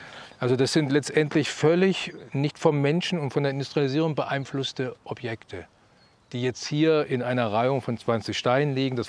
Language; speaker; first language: German; native; German